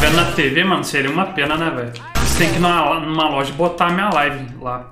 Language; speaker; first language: Portuguese; native; Portuguese